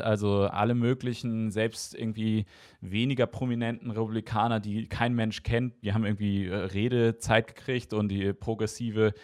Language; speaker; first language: German; native; German